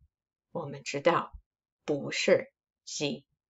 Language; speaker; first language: Chinese; non-native, fluent; English